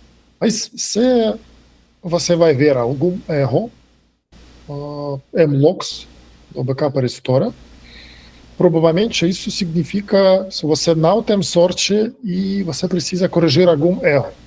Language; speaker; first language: Portuguese; non-native, fluent; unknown